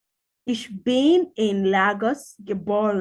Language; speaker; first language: German; non-native, learner; Yoruba